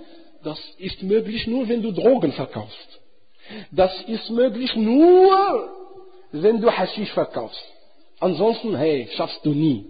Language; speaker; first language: German; non-native, fluent; Arabic